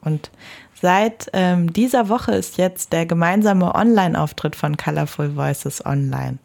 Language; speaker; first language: German; native; German